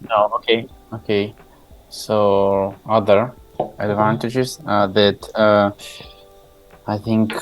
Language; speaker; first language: English; non-native, learner; Tajik